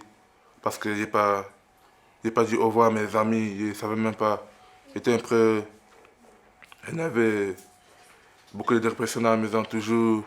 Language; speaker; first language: French; early bilingual, other home language; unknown